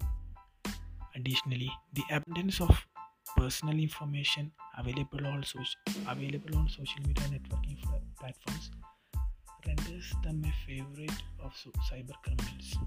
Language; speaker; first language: English; non-native, local second language; Malayalam